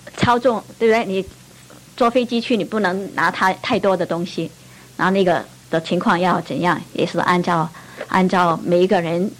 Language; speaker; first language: Chinese; non-native, local second language; Cantonese